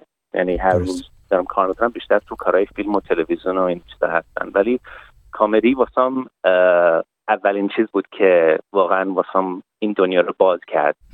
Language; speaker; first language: Persian; early bilingual, heritage; Persian